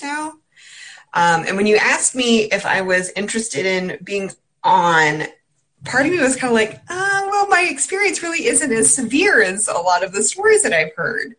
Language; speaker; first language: English; native; English